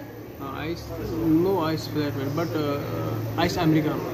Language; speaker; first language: English; non-native, learner; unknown